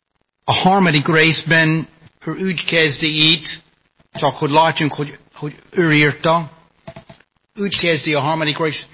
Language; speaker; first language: Hungarian; non-native, fluent; English